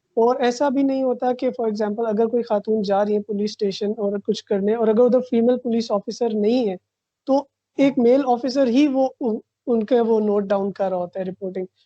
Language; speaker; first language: Urdu; non-native, local second language; Punjabi